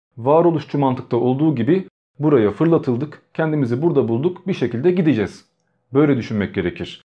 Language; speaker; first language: Turkish; early bilingual, other home language; Albanian